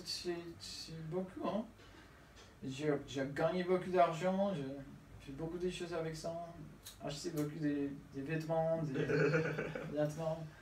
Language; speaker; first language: French; non-native, learner; Spanish